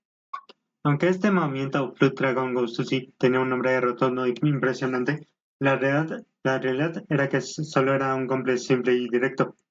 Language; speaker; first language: Spanish; native; Spanish